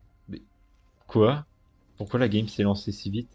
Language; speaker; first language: French; native; French